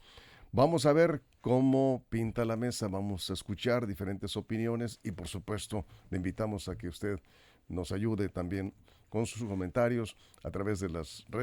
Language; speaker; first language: Spanish; native; Spanish